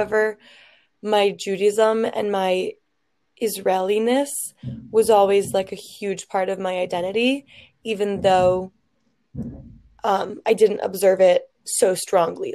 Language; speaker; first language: English; native; English